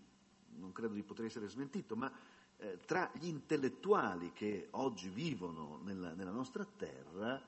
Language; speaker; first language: Italian; native; Italian